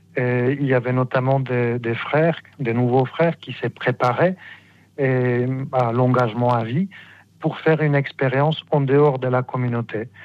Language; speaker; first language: French; non-native, fluent; Polish